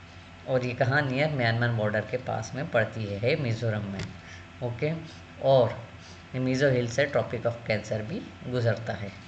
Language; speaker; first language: Hindi; native; Hindi